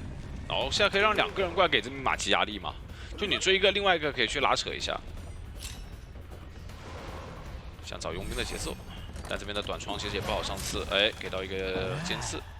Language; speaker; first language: Chinese; native; Chinese